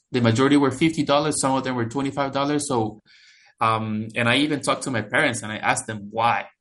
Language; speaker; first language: English; non-native, fluent; Spanish